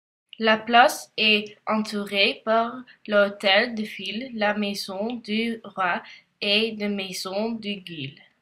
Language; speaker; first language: French; non-native, learner; Dutch